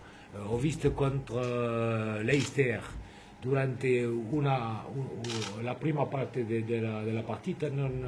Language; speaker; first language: Italian; non-native, fluent; French